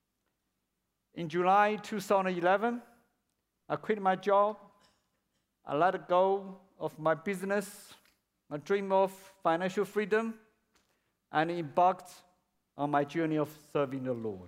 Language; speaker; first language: English; non-native, fluent; Chinese